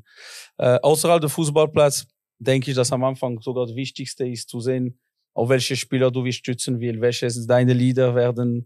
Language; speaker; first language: German; non-native, local second language; French